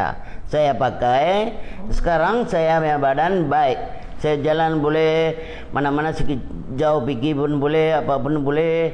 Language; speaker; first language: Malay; non-native, local second language; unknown